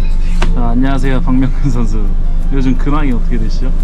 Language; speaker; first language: Korean; native; Korean